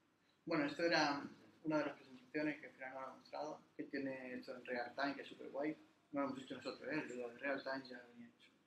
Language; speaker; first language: Spanish; native; Spanish